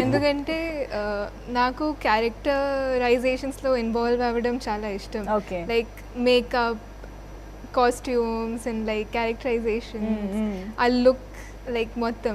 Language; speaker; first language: Telugu; non-native, fluent; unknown